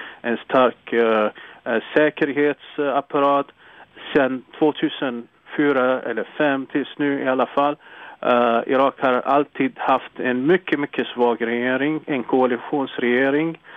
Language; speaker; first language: Swedish; non-native, fluent; Arabic